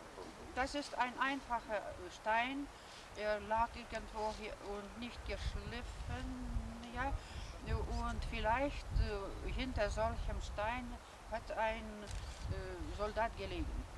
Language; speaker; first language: German; non-native, fluent; Lithuanian